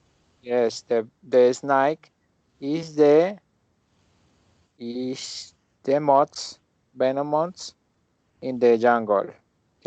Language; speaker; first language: English; non-native, learner; Spanish